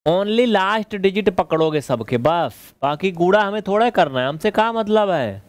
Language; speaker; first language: Hindi; native; Hindi